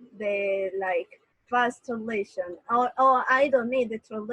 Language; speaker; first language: English; non-native, learner; Spanish